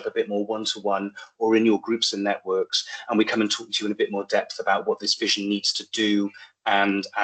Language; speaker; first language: English; native; English